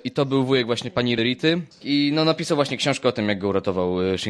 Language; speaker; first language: Polish; native; Polish